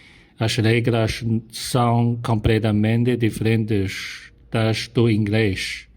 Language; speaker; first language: Portuguese; non-native, learner; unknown